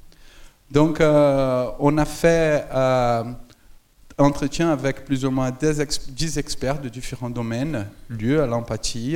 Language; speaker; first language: French; non-native, fluent; Portuguese